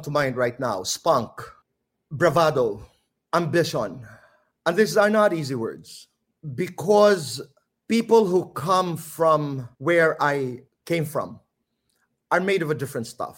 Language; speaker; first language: English; non-native, local second language; Filipino